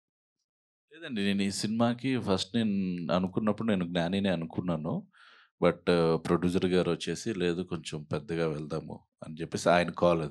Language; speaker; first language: Telugu; native; Telugu